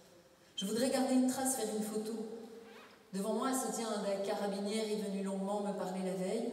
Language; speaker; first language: French; native; French